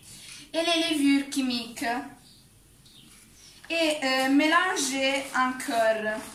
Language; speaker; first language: French; non-native, learner; Italian